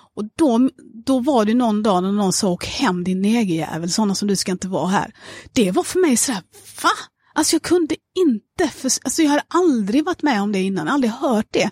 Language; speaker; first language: Swedish; early bilingual, other home language; Amharic